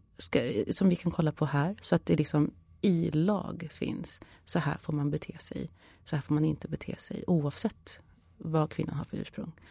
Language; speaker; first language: Swedish; early bilingual, other home language; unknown